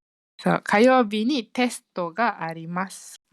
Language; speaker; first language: Japanese; non-native, fluent; Malay